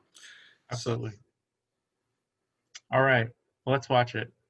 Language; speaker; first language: English; native; English